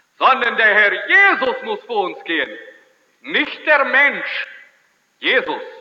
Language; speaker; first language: German; early bilingual, heritage; German